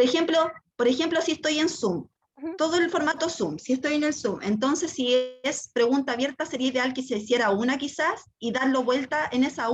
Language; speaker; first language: Spanish; native; Spanish